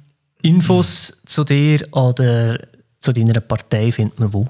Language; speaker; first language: German; native; German